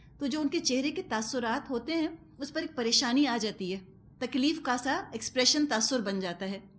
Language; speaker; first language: Urdu; non-native, local second language; Punjabi